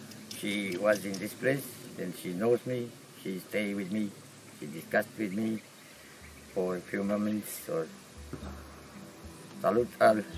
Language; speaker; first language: English; non-native, learner; Romanian